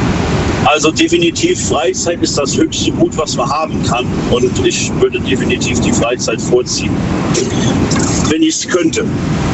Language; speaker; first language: German; native; German